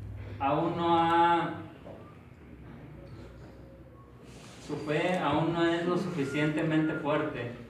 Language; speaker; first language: Spanish; native; Spanish